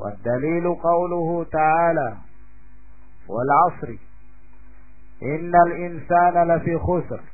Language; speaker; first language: Arabic; non-native, fluent; Indonesian